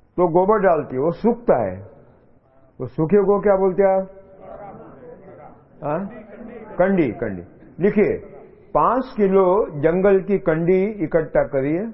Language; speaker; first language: Hindi; non-native, local second language; Marathi